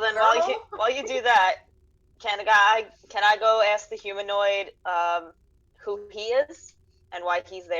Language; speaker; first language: English; native; English